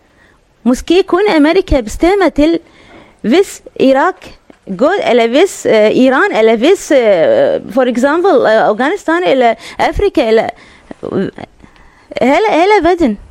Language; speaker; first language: Danish; non-native, learner; Arabic